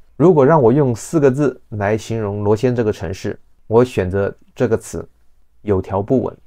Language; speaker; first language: Chinese; native; Chinese